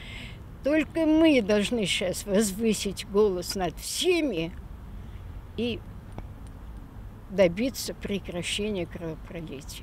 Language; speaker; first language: Russian; native; Russian